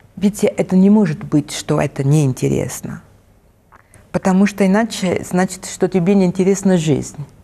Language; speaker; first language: Russian; non-native, fluent; Italian